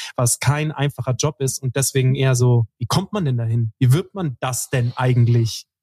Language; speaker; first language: German; native; German